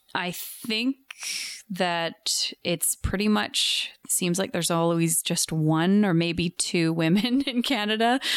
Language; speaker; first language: English; native; English